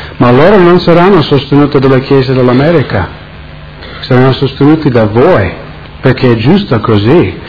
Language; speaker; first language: Italian; non-native, fluent; English